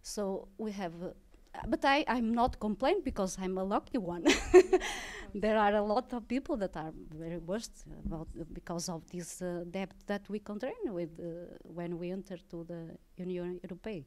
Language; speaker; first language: English; non-native, learner; Portuguese